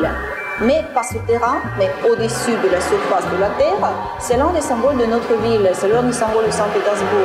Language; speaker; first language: French; non-native, fluent; Russian